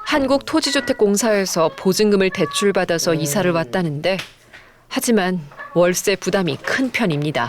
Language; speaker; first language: Korean; native; Korean